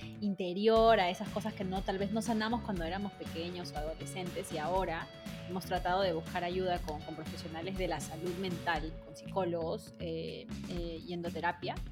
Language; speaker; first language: Spanish; native; Spanish